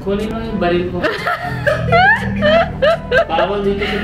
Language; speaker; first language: Filipino; non-native, learner; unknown